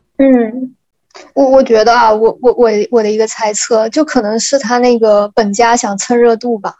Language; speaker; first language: Chinese; native; Chinese